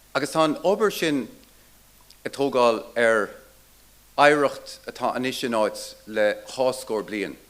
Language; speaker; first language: Irish; native; Irish